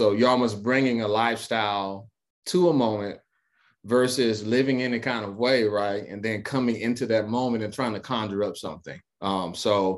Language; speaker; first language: English; native; English